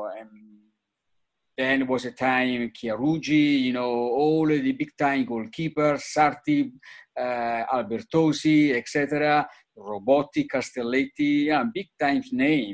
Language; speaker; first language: English; non-native, fluent; Italian